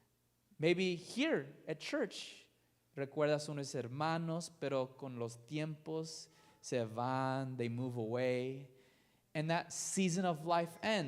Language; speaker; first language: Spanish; non-native, learner; English